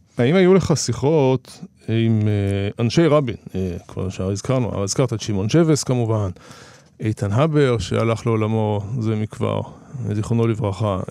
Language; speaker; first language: Hebrew; native; Hebrew